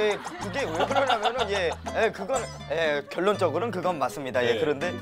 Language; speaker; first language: Korean; native; Korean